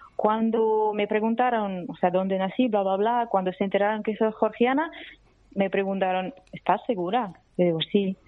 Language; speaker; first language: Spanish; non-native, fluent; Russian